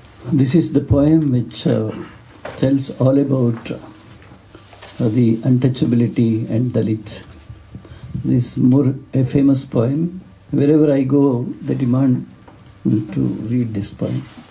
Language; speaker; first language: English; non-native, local second language; Kannada